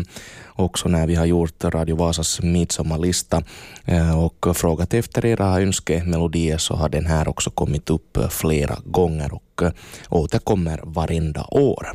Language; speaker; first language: Swedish; native; Swedish